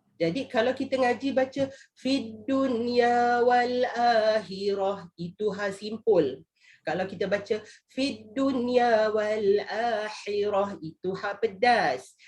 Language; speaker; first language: Malay; native; Malay